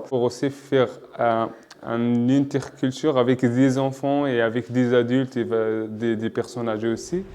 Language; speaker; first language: French; non-native, learner; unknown